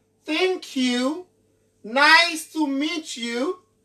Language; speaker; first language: English; non-native, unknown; Haitian Creole